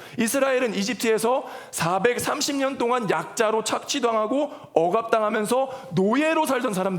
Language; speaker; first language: Korean; native; Korean